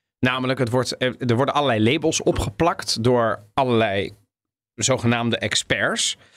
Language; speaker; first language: Dutch; native; Dutch